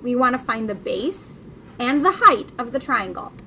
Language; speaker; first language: English; native; English